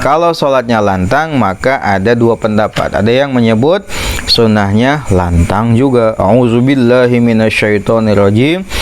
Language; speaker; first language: Indonesian; non-native, local second language; Sundanese